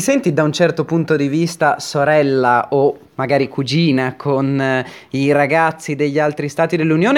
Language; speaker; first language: Italian; native; Italian